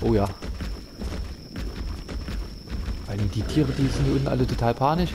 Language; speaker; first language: German; native; German